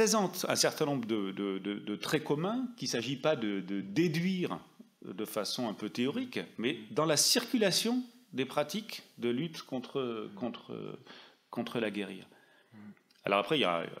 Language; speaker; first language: French; native; French